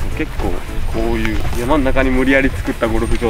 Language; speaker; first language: Japanese; native; Japanese